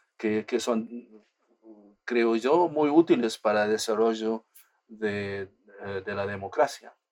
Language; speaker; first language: Spanish; non-native, fluent; German